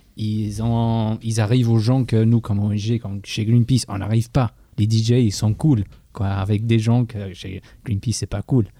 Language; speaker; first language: French; non-native, fluent; English